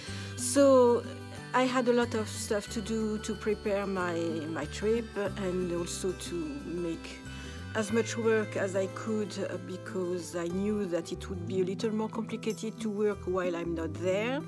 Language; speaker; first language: English; non-native, fluent; French